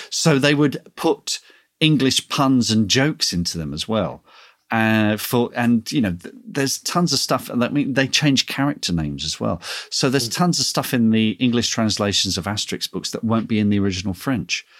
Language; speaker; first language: English; native; English